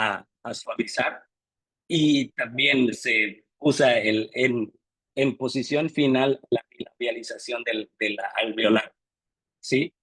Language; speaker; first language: Spanish; non-native, local second language; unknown